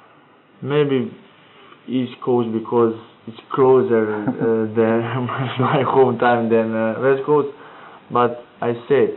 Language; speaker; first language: English; non-native, learner; Croatian